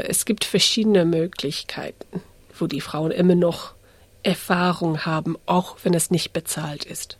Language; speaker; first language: German; non-native, fluent; English